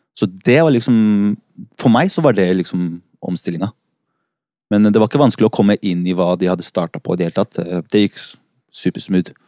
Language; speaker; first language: Norwegian; early bilingual, other home language; Spanish